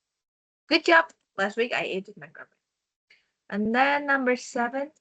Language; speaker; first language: English; non-native, fluent; Indonesian